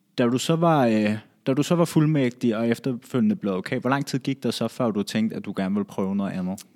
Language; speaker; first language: Danish; native; Danish